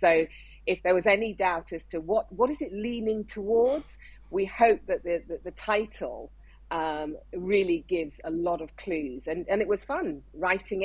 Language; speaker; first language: English; non-native, local second language; Yoruba